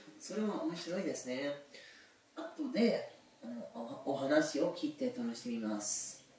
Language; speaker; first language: Japanese; non-native, learner; English